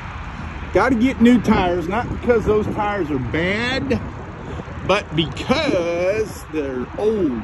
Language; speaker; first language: English; native; English